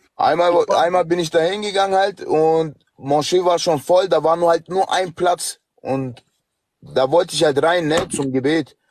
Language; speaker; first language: German; early bilingual, other home language; Turkish